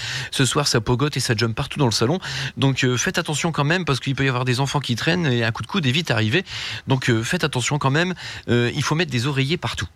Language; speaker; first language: French; native; French